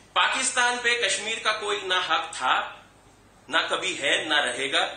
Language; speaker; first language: Hindi; native; Hindi